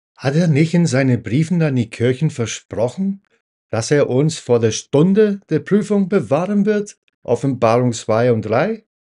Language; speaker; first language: German; non-native, fluent; English